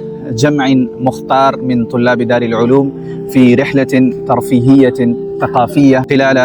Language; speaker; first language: Arabic; non-native, fluent; Urdu